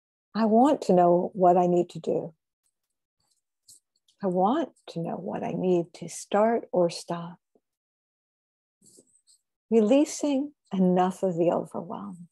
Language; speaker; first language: English; native; English